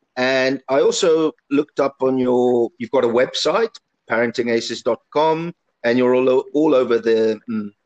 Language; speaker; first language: English; early bilingual, other home language; Italian